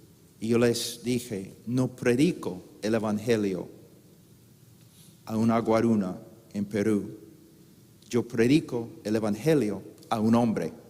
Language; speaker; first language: Spanish; non-native, fluent; English